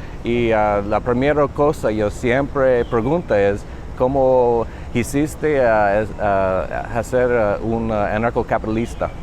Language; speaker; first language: Spanish; non-native, learner; English